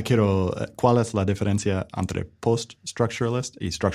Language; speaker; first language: Spanish; non-native, learner; English